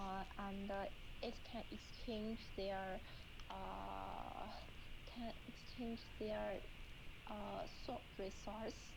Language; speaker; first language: English; non-native, learner; Chinese